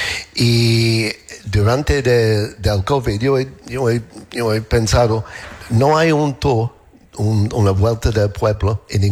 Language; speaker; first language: Spanish; non-native, learner; English